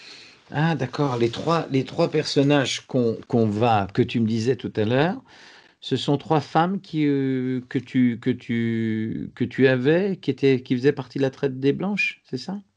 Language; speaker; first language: French; native; French